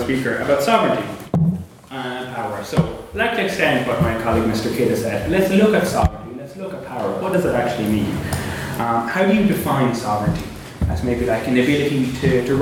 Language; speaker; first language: English; native; English